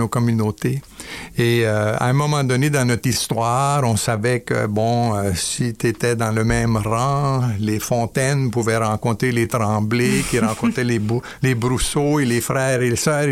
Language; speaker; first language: French; native; French